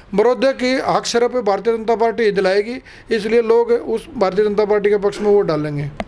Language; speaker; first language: Hindi; native; Hindi